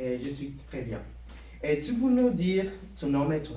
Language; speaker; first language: French; non-native, learner; Spanish